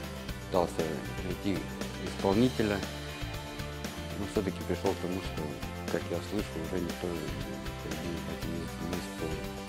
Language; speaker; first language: Russian; native; Russian